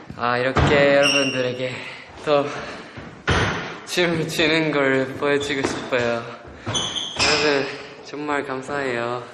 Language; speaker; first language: Korean; non-native, fluent; Japanese